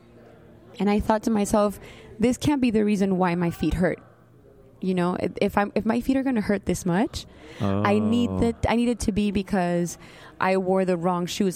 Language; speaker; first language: English; non-native, fluent; Spanish